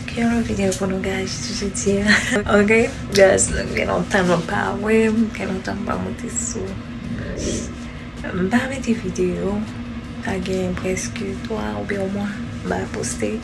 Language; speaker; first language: French; non-native, learner; Haitian Creole